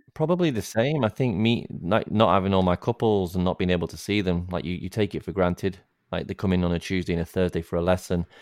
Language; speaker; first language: English; native; English